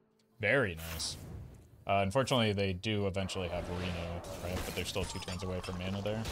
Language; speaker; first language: English; native; English